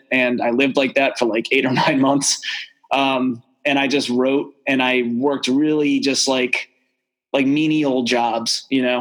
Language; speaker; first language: English; native; English